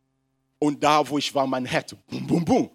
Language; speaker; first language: German; non-native, fluent; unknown